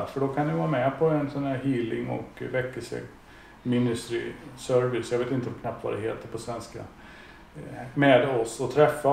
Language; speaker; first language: Swedish; native; Swedish